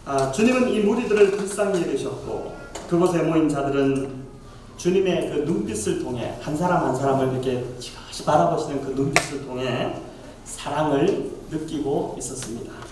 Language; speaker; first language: Korean; native; Korean